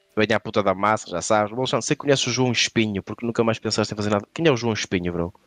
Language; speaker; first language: Portuguese; native; Portuguese